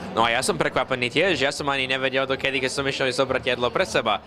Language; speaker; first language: Slovak; early bilingual, heritage; Slovak